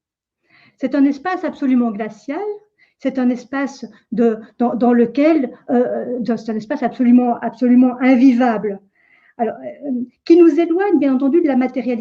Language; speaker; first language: French; native; French